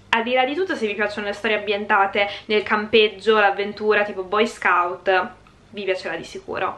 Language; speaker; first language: Italian; early bilingual, other home language; Hungarian